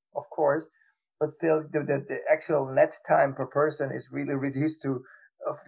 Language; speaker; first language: English; non-native, fluent; German